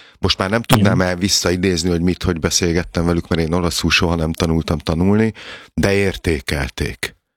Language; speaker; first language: Hungarian; native; Hungarian